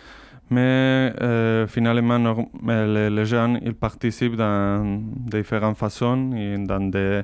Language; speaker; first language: French; non-native, learner; Spanish